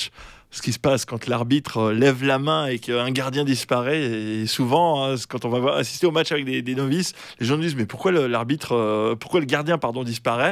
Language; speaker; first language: French; native; French